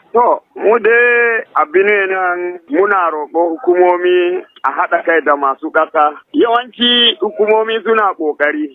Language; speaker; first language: Hausa; non-native, local second language; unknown